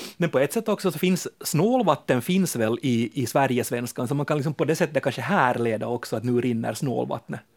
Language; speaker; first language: Swedish; native; Swedish